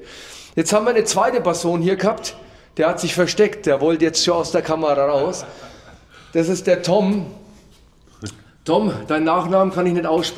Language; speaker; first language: German; native; German